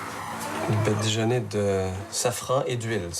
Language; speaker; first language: French; native; French